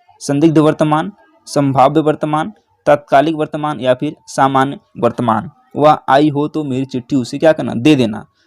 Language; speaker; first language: Hindi; native; Hindi